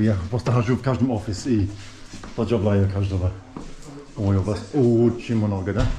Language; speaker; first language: Russian; non-native, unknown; English